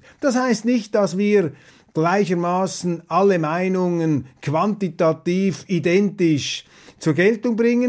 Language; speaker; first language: German; non-native, local second language; Swiss German